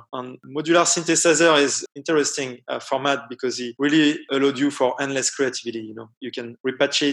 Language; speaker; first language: English; non-native, fluent; French